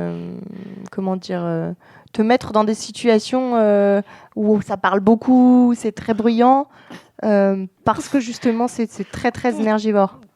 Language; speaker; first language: French; native; French